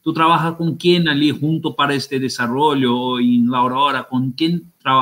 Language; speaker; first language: Spanish; non-native, fluent; Portuguese